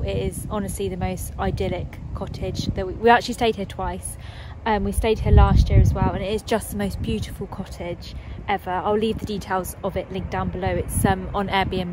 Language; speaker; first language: English; native; English